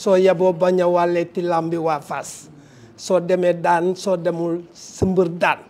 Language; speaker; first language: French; non-native, local second language; Wolof